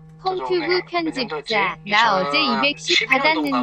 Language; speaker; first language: Korean; native; Korean